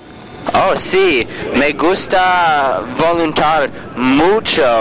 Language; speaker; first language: Spanish; non-native, learner; English